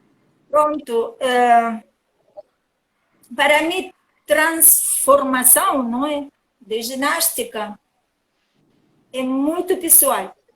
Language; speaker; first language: Portuguese; non-native, learner; Russian